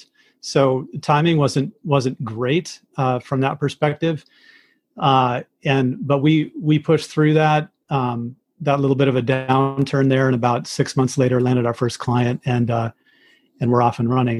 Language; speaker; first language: English; native; English